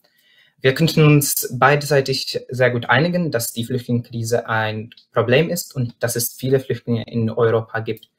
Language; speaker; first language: German; non-native, fluent; Czech